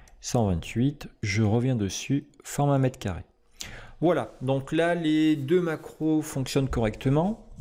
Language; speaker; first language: French; native; French